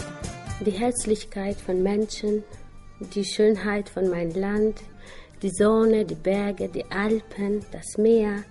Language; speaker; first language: German; non-native, learner; Albanian